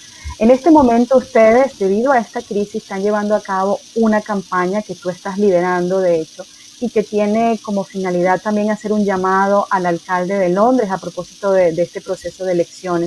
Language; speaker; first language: Spanish; native; Spanish